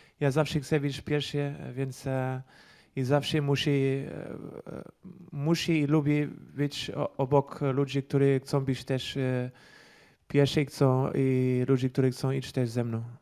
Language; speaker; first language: Polish; non-native, learner; Portuguese